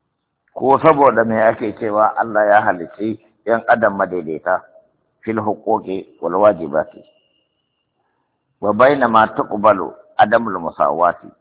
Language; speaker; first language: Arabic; non-native, fluent; Hausa